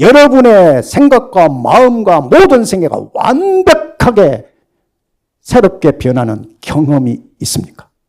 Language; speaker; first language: Korean; native; Korean